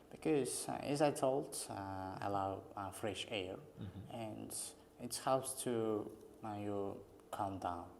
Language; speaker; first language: English; non-native, learner; Uzbek